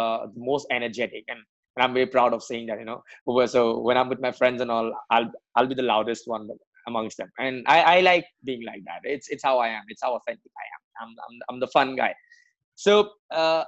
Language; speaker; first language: English; non-native, local second language; Assamese